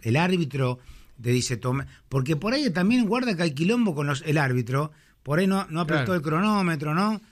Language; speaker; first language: Spanish; native; Spanish